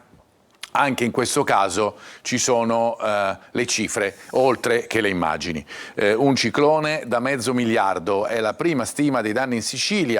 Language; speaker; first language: Italian; native; Italian